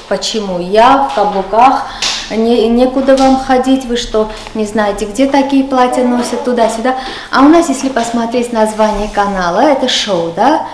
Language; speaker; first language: Russian; non-native, local second language; Armenian